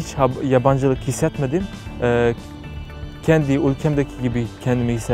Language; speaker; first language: Turkish; non-native, fluent; Serbian